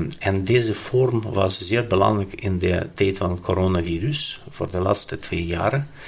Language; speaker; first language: Dutch; non-native, fluent; Ukrainian